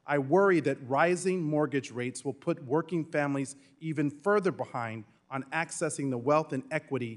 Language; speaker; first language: English; native; English